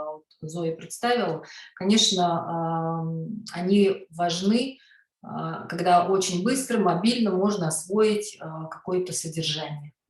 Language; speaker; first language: Russian; native; Russian